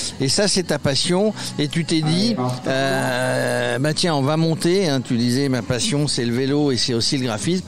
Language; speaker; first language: French; native; French